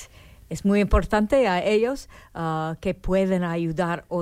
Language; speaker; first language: Spanish; non-native, learner; English